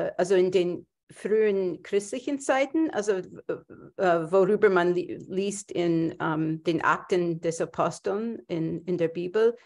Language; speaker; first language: German; non-native, fluent; English